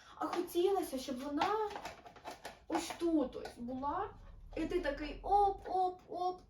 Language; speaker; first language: Ukrainian; non-native, local second language; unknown